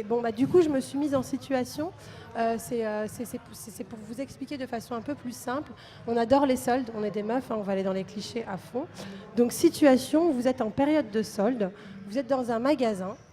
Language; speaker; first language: French; native; French